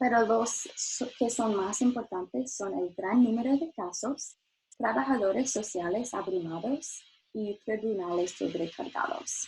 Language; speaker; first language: Spanish; non-native, learner; English